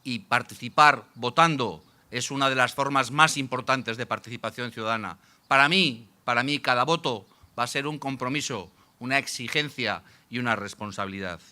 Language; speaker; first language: Spanish; native; Spanish